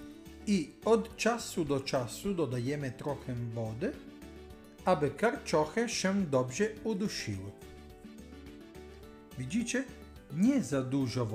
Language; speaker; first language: Polish; non-native, learner; Italian